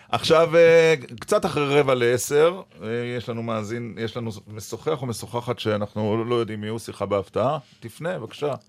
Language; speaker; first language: Hebrew; native; Hebrew